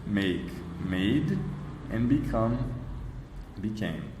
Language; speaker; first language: English; non-native, fluent; Portuguese